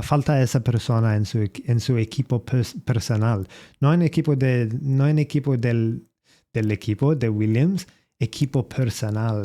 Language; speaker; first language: Spanish; non-native, learner; English